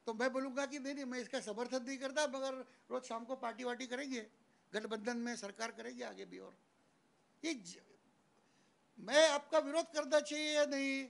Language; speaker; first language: Hindi; non-native, local second language; Marathi